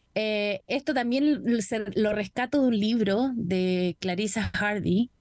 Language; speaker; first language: Spanish; native; Spanish